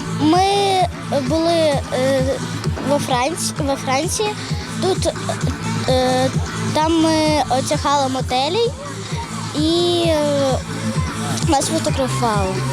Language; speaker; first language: Ukrainian; non-native, local second language; Russian